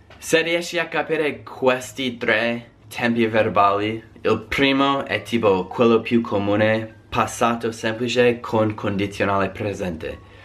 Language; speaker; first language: Italian; non-native, fluent; English